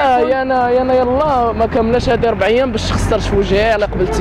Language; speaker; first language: Arabic; native; Arabic